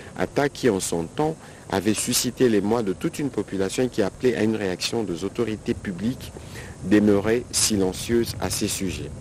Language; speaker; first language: French; non-native, local second language; Lingala